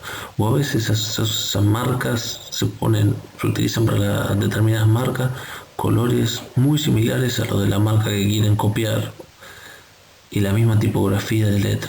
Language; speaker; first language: Spanish; native; Spanish